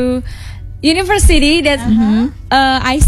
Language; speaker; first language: English; non-native, learner; Indonesian